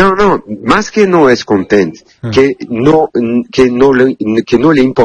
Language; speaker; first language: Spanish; non-native, learner; Italian